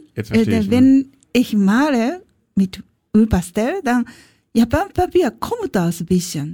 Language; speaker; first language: German; non-native, learner; Japanese